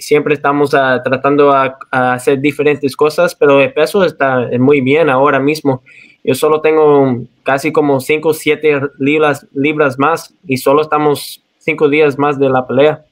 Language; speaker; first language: Spanish; early bilingual, heritage; Spanish